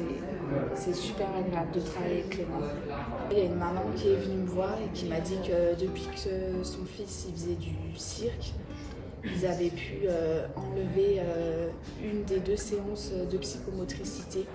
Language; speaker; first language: French; native; French